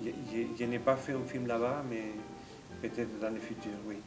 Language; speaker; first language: French; non-native, fluent; Spanish